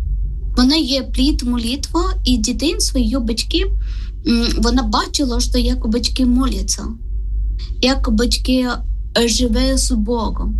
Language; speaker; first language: Ukrainian; non-native, learner; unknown